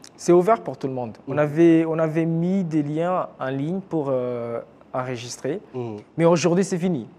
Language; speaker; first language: French; non-native, local second language; Kinyarwanda